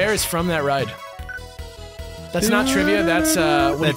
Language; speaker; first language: English; native; English